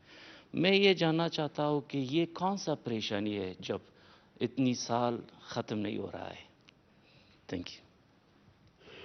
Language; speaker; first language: Hindi; non-native, fluent; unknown